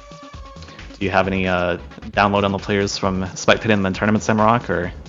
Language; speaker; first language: English; native; English